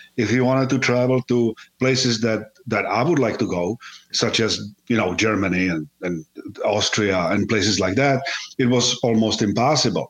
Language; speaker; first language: English; non-native, fluent; Czech